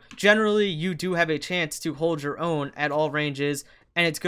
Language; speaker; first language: English; native; English